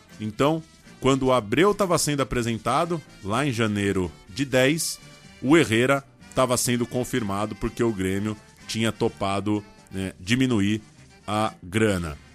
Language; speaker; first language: Portuguese; native; Portuguese